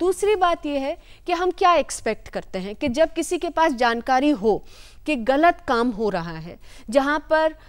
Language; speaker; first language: Hindi; native; Hindi